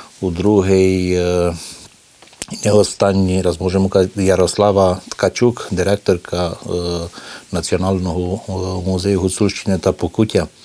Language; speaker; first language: Ukrainian; early bilingual, heritage; Ukrainian